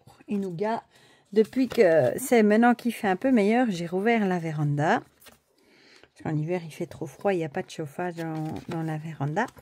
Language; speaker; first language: French; native; French